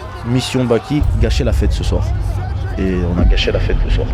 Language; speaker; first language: French; early bilingual, other home language; Chechen